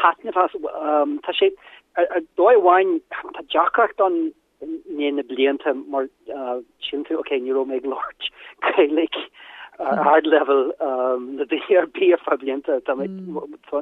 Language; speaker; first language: Irish; non-native, learner; German